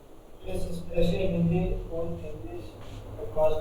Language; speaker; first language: German; non-native, learner; Hindi